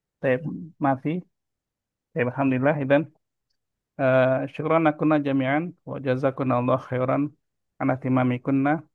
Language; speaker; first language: Arabic; non-native, fluent; Indonesian